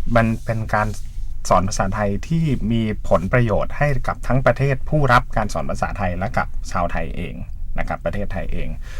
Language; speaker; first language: Thai; native; Thai